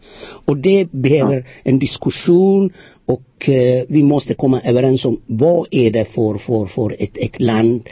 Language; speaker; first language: Swedish; non-native, fluent; Amharic